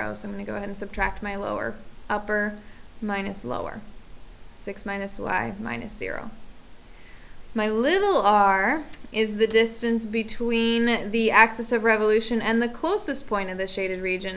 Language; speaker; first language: English; native; English